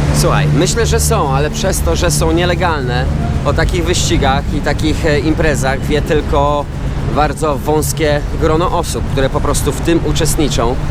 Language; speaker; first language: Polish; native; Polish